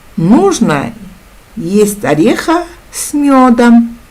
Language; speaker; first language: Russian; non-native, local second language; Kazakh